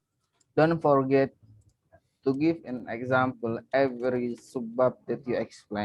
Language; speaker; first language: English; non-native, fluent; Indonesian